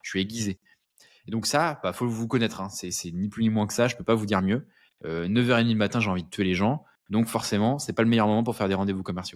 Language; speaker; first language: French; native; French